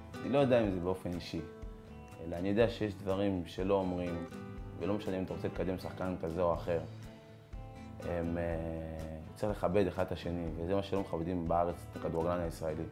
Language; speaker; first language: Hebrew; native; Hebrew